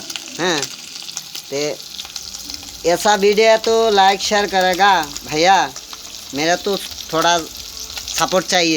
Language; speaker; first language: Hindi; non-native, learner; Bangla